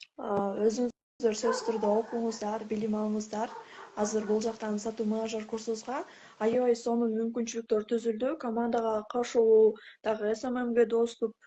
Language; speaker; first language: Kyrgyz; native; Kyrgyz